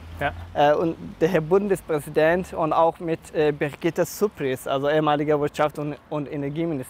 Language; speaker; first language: German; non-native, learner; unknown